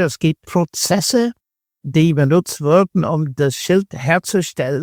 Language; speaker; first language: German; non-native, fluent; English